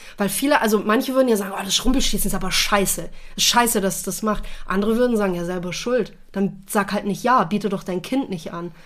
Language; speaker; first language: German; native; German